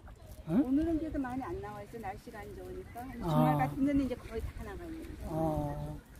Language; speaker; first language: Korean; native; Korean